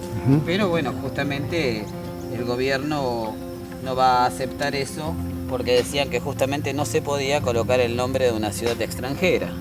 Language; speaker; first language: Spanish; native; Spanish